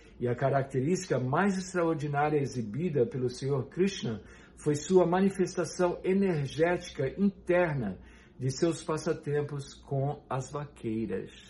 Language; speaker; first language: Portuguese; native; Portuguese